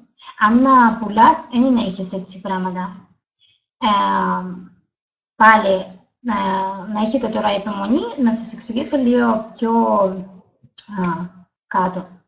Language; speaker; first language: Greek; non-native, learner; Russian